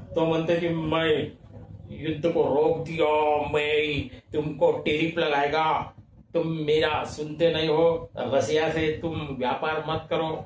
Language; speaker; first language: Hindi; non-native, local second language; Marathi